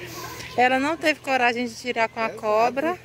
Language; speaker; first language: Portuguese; native; Portuguese